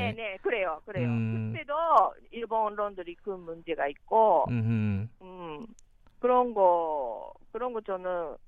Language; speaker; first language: Korean; non-native, learner; Japanese